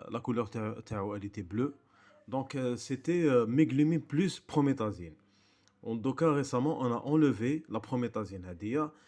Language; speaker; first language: French; non-native, local second language; Arabic